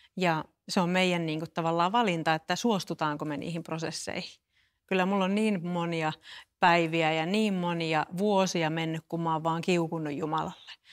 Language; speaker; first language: Finnish; native; Finnish